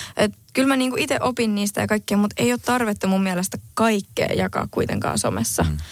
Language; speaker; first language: Finnish; early bilingual, heritage; Spanish